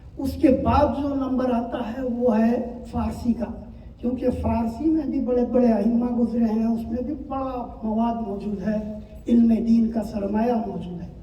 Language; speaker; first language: Urdu; native; Urdu